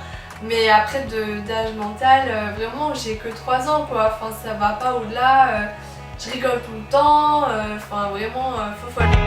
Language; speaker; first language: French; native; French